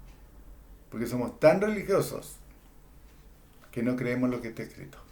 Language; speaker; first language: Spanish; native; Spanish